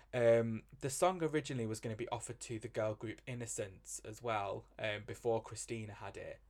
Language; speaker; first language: English; native; English